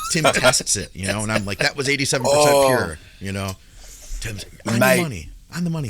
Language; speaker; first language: English; native; English